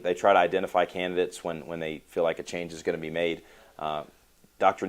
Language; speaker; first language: English; native; English